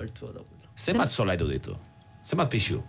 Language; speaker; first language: Basque; native; Basque